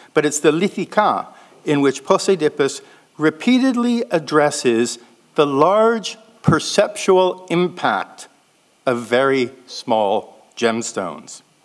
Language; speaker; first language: English; native; English